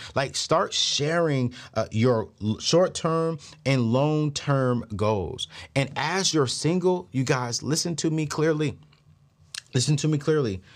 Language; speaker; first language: English; native; English